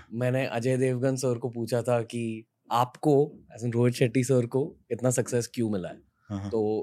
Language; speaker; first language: Hindi; native; Hindi